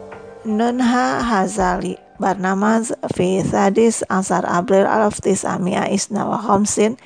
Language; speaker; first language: Arabic; non-native, fluent; Indonesian